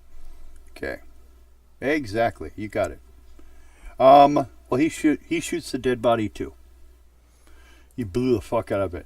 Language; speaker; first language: English; native; English